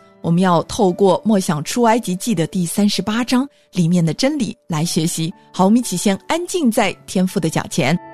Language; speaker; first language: Chinese; native; Chinese